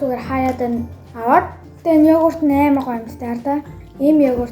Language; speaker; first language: Mongolian; early bilingual, heritage; Mongolian